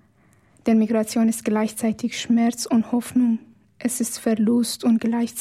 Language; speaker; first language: German; non-native, fluent; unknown